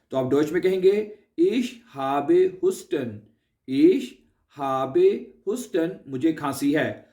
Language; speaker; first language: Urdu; native; Urdu